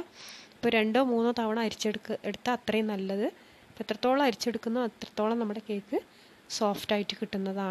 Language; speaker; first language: Malayalam; native; Malayalam